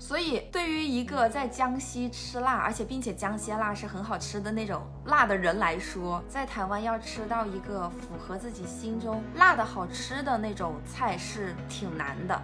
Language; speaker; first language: Chinese; native; Chinese